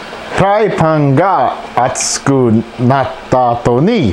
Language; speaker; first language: Japanese; non-native, learner; English